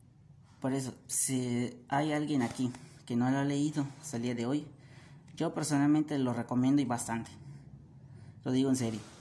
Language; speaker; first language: Spanish; native; Spanish